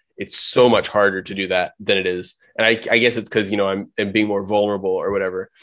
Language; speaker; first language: English; native; English